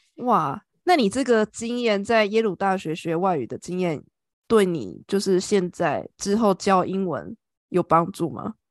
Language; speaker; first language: Chinese; native; Chinese